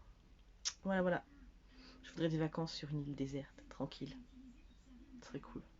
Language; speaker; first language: French; native; French